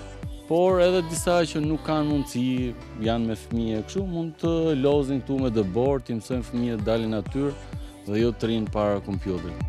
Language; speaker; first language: Albanian; native; Albanian